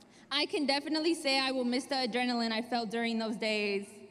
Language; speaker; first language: English; early bilingual, other home language; Spanish